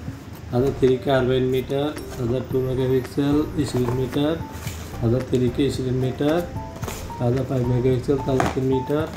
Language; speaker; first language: Arabic; non-native, learner; Hindi